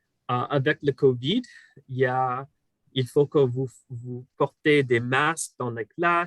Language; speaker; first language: French; non-native, fluent; English